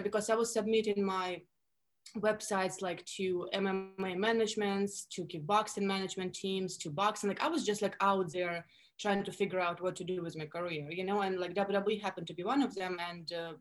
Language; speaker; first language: English; non-native, fluent; Russian